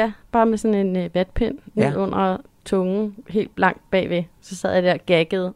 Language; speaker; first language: Danish; native; Danish